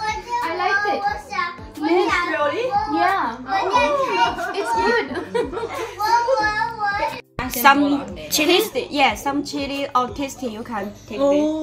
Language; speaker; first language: English; non-native, learner; Chinese